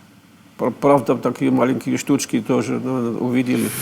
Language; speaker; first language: Russian; non-native, fluent; German